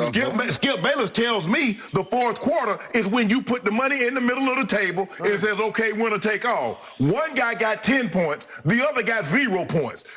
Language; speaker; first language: English; native; English